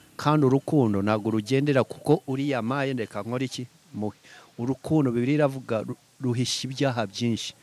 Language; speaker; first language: Kinyarwanda; early bilingual, heritage; Kinyarwanda